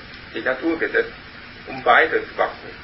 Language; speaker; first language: German; non-native, learner; Vietnamese